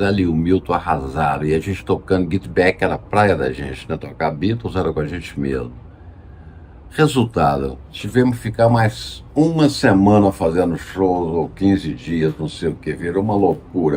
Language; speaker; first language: Portuguese; native; Portuguese